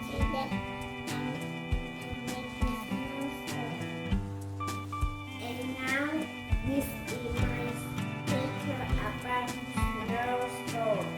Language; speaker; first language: English; non-native, learner; Vietnamese